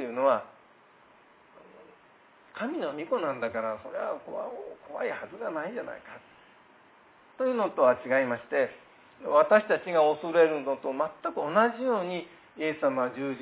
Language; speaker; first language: Japanese; native; Japanese